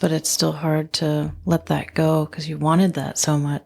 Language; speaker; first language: English; native; English